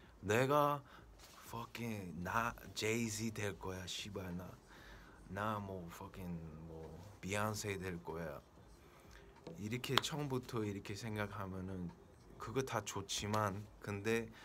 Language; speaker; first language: Korean; early bilingual, heritage; Korean